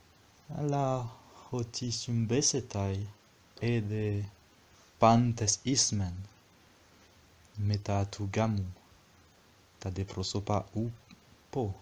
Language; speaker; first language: Greek; non-native, fluent; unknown